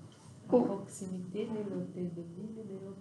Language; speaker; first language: French; non-native, learner; Portuguese